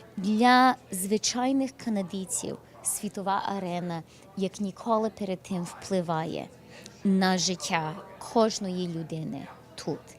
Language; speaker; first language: Ukrainian; early bilingual, heritage; English